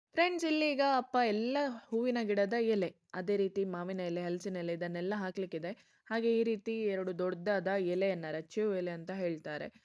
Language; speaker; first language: Kannada; non-native, local second language; Konkani